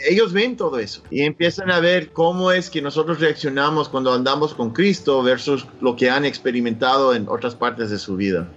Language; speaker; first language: Spanish; non-native, fluent; English